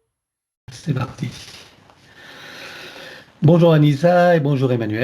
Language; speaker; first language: French; native; French